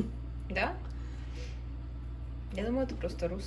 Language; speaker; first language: Russian; early bilingual, other home language; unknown